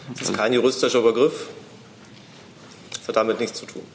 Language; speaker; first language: German; native; German